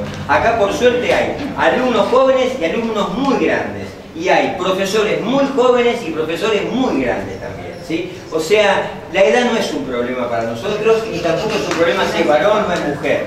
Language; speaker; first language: Spanish; native; Spanish